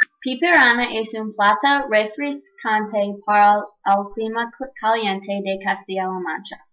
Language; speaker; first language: Spanish; non-native, learner; English